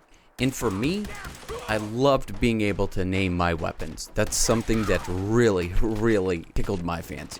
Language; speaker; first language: English; native; English